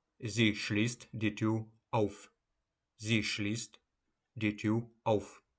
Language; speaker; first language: German; non-native, fluent; Ukrainian